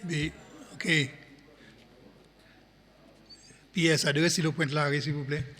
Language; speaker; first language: French; non-native, local second language; Seselwa Creole French